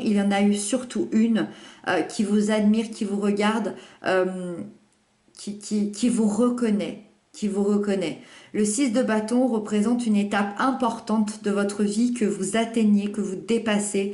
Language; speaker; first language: French; native; French